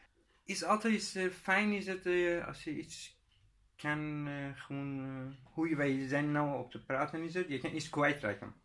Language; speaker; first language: Dutch; non-native, learner; Persian